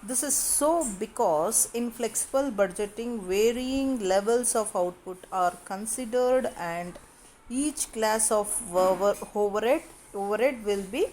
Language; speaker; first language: English; non-native, local second language; Kannada